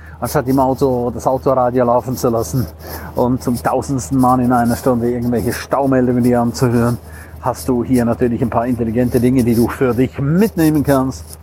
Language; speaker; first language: German; non-native, local second language; Romansh